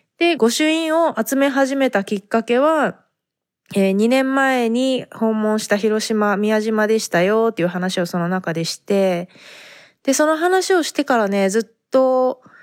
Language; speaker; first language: Japanese; native; Japanese